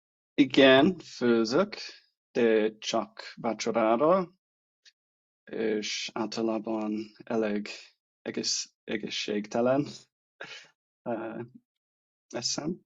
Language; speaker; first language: Hungarian; non-native, learner; English